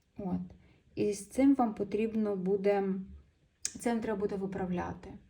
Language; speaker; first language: Ukrainian; non-native, local second language; Russian